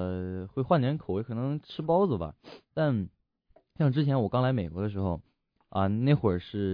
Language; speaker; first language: Chinese; native; Chinese